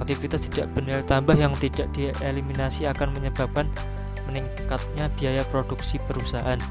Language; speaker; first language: Indonesian; native; Indonesian